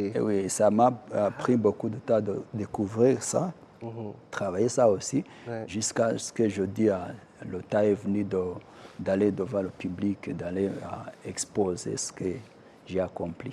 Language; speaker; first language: French; non-native, local second language; Kinyarwanda